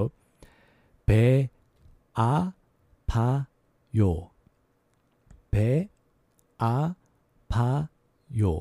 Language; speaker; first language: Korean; non-native, learner; English